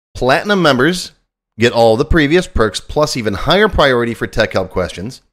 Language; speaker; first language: English; native; English